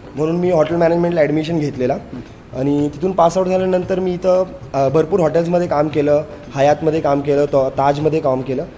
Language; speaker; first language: Marathi; non-native, local second language; Telugu